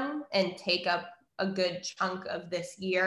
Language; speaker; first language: English; native; English